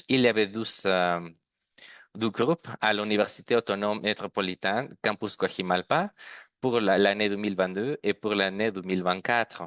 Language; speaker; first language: French; non-native, fluent; Spanish